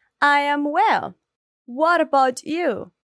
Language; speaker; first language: English; non-native, learner; Spanish